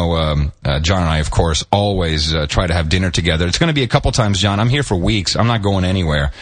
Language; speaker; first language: English; native; English